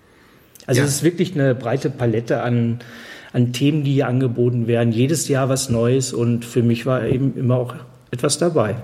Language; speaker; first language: German; native; German